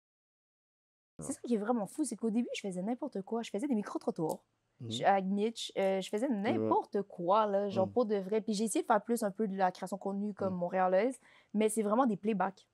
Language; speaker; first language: French; native; French